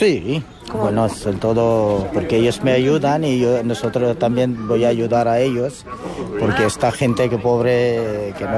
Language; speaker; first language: Spanish; non-native, learner; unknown